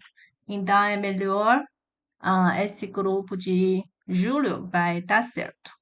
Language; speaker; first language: Portuguese; non-native, learner; Chinese